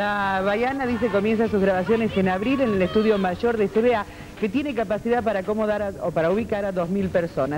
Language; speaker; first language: Spanish; native; Spanish